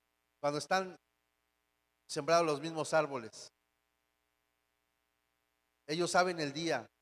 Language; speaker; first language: Spanish; native; Spanish